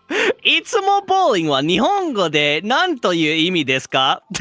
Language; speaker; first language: Japanese; non-native, fluent; English